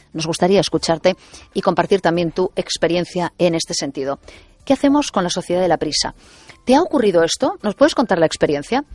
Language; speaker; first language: Spanish; native; Spanish